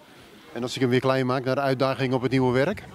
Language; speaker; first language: Dutch; native; Dutch